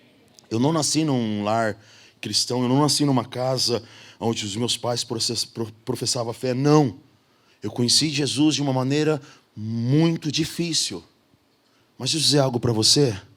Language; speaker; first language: Portuguese; native; Portuguese